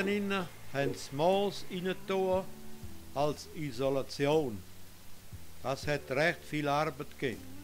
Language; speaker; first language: German; non-native, local second language; Romansh